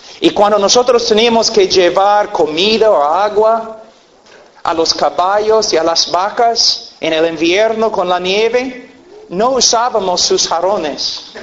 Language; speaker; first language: Spanish; non-native, fluent; English